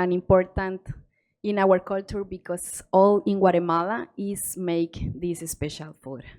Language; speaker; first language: English; non-native, learner; Spanish